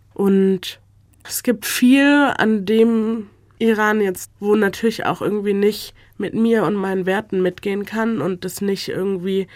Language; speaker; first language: German; native; German